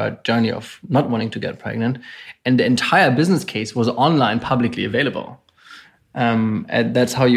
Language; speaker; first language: English; non-native, fluent; German